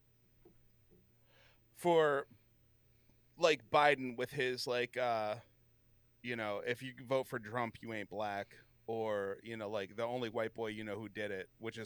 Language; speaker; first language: English; native; English